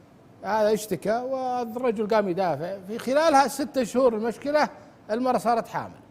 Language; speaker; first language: Arabic; native; Arabic